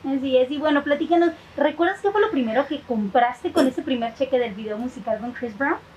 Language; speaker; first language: Spanish; native; Spanish